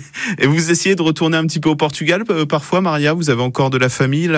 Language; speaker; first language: French; native; French